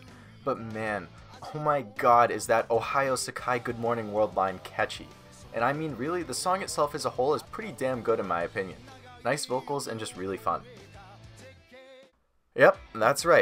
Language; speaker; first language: English; native; English